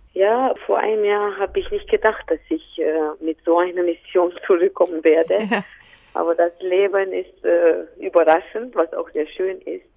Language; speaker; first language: German; non-native, local second language; Romanian